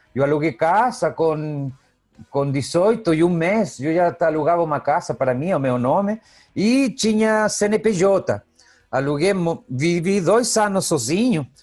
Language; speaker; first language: Portuguese; non-native, fluent; Spanish